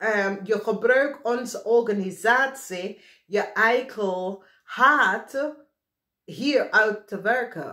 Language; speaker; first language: Dutch; non-native, fluent; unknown